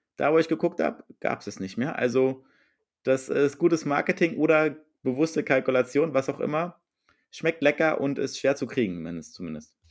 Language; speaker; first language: German; native; German